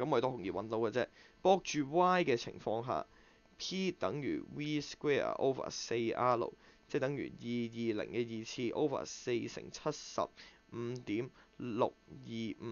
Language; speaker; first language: Cantonese; native; Cantonese